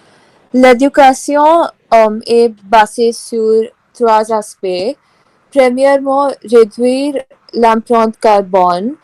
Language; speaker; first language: French; non-native, learner; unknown